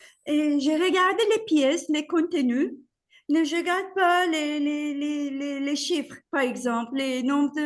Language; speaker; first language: French; non-native, fluent; Turkish